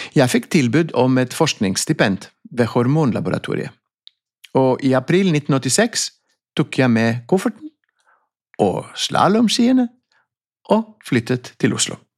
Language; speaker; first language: Norwegian; non-native, fluent; Greek